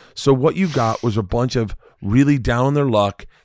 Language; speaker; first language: English; native; English